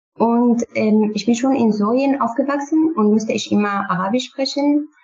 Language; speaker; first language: German; non-native, learner; Kurdish